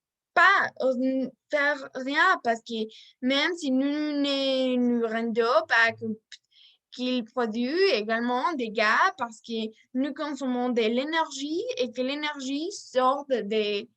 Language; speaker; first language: French; non-native, learner; Spanish